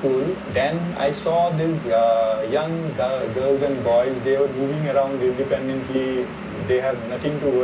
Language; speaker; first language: English; non-native, local second language; Assamese